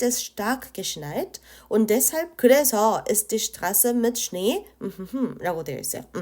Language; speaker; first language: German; non-native, fluent; Korean